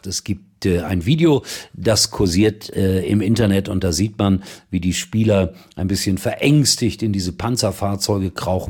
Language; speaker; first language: German; native; German